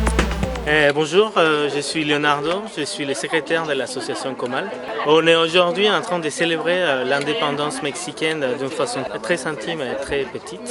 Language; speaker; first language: French; non-native, fluent; Spanish